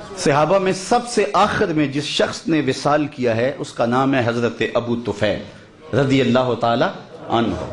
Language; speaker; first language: Urdu; non-native, local second language; Punjabi